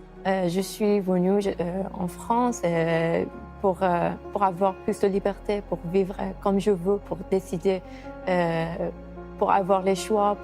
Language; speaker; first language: French; non-native, fluent; Persian